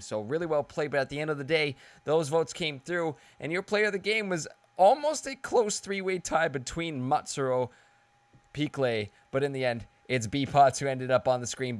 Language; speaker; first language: English; native; English